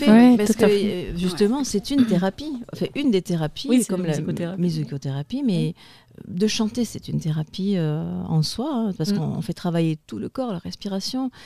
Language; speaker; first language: French; native; French